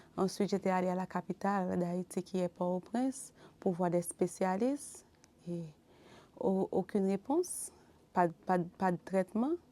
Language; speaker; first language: French; non-native, local second language; Haitian Creole